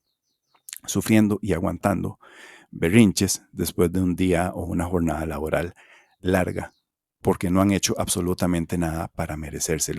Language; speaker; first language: Spanish; native; Spanish